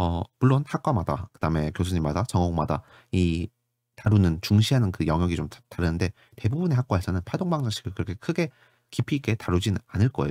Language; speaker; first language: Korean; native; Korean